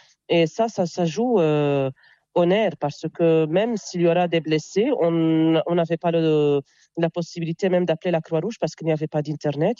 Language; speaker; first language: French; non-native, local second language; Arabic